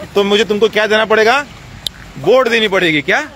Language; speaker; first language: Hindi; non-native, local second language; Marathi